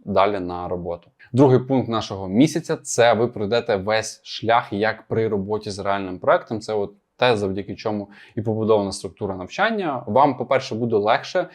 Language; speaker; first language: Ukrainian; non-native, local second language; Russian